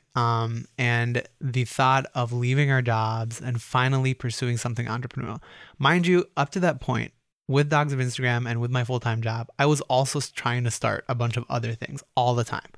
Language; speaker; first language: English; native; English